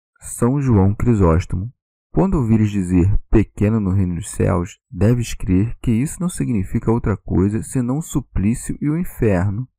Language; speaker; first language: Portuguese; native; Portuguese